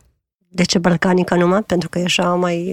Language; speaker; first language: Romanian; native; Romanian